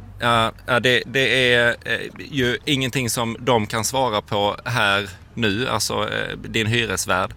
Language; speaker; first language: Swedish; native; Swedish